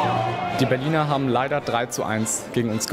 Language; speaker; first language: German; native; German